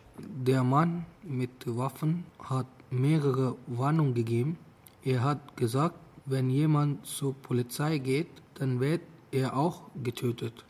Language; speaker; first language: German; non-native, learner; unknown